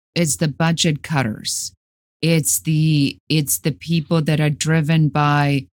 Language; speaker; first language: English; non-native, fluent; German